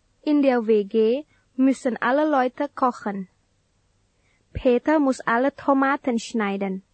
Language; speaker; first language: German; non-native, fluent; Indonesian